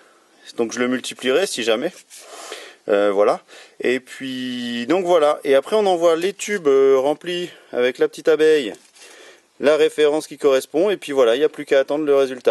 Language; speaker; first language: French; native; French